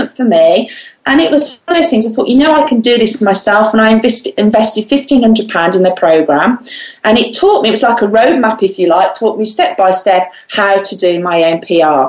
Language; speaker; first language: English; native; English